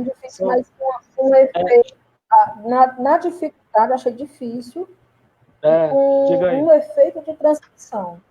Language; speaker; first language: Portuguese; native; Portuguese